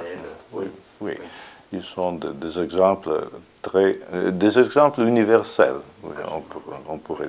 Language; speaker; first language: French; non-native, fluent; Italian